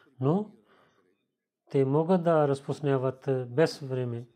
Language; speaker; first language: Bulgarian; non-native, learner; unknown